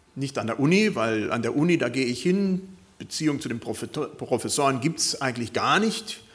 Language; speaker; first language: German; native; German